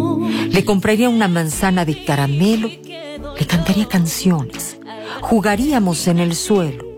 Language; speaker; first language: Spanish; native; Spanish